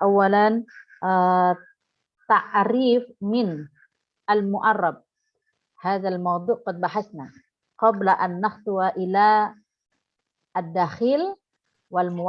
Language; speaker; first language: Arabic; non-native, fluent; Indonesian